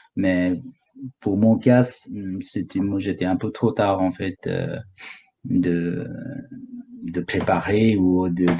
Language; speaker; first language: French; non-native, fluent; Nepali